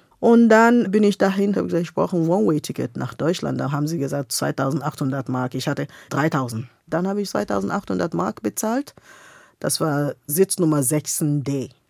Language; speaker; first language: German; non-native, fluent; Igbo